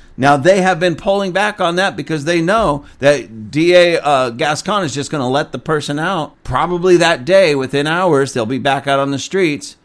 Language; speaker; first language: English; native; English